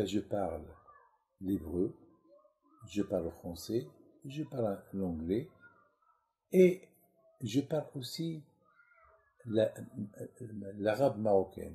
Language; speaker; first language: French; non-native, local second language; Arabic